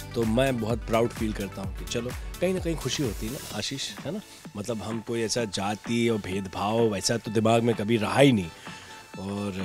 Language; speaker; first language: Hindi; native; Hindi